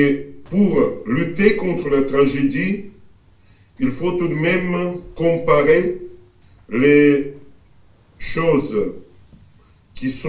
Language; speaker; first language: French; non-native, fluent; Russian